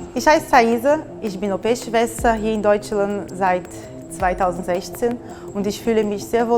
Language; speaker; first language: German; non-native, fluent; Portuguese